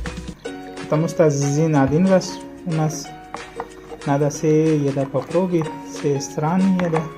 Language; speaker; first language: Russian; non-native, learner; Hindi